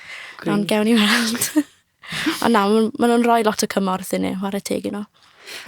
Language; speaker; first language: Welsh; native; Welsh